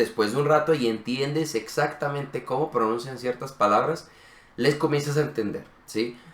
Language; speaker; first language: Spanish; native; Spanish